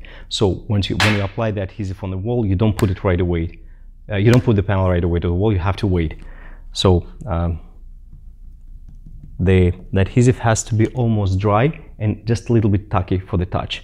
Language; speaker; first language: English; non-native, fluent; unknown